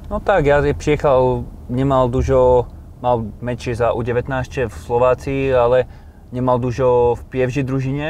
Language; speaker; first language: Polish; non-native, learner; Slovak